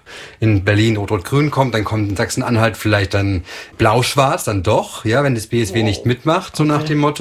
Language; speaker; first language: German; native; German